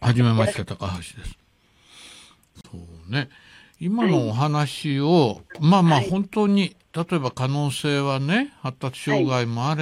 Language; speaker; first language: Japanese; native; Japanese